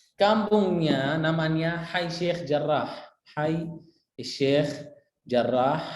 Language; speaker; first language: Indonesian; non-native, fluent; Arabic